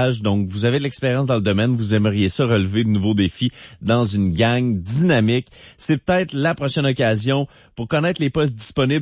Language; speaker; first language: French; native; French